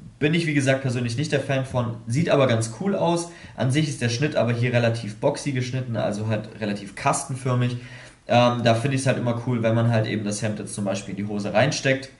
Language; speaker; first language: German; native; German